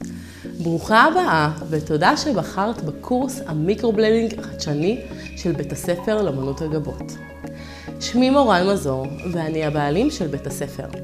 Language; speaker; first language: Hebrew; native; Hebrew